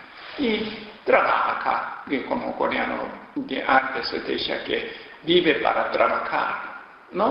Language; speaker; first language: Spanish; non-native, learner; Korean